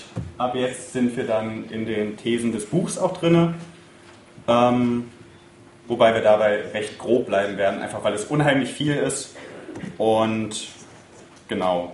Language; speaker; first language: German; native; German